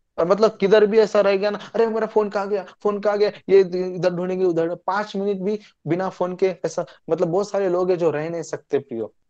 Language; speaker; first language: Hindi; non-native, local second language; Marathi